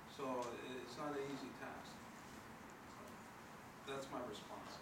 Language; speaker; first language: English; native; English